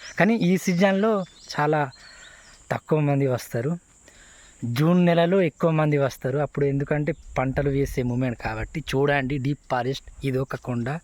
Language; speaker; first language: Telugu; non-native, local second language; Gondi